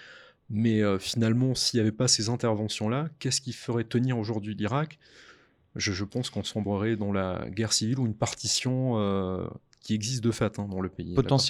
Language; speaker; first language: French; native; French